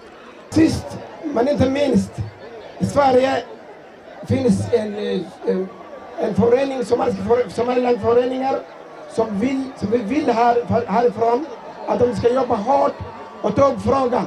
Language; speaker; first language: Swedish; non-native, learner; Somali